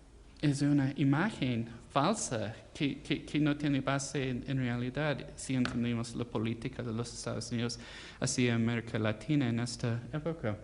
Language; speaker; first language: Spanish; non-native, fluent; English